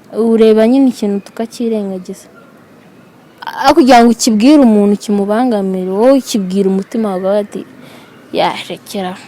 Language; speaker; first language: Kinyarwanda; native; Kinyarwanda